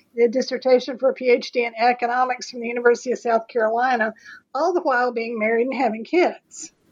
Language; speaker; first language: English; native; English